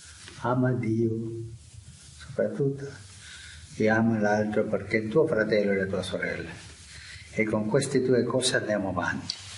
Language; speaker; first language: Italian; non-native, fluent; Spanish